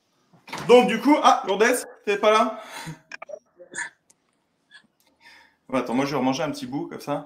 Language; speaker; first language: French; native; French